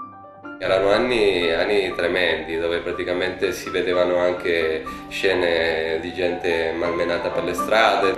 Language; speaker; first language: Italian; non-native, fluent; Spanish